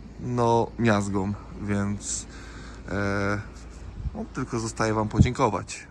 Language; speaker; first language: Polish; native; Polish